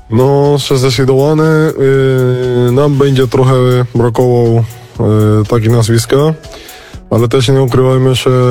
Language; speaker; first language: Polish; non-native, learner; Spanish